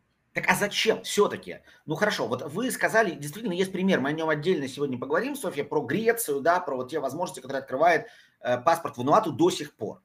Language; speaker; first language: Russian; native; Russian